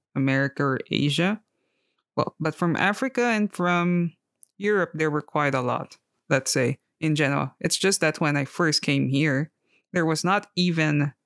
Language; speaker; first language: English; non-native, local second language; Filipino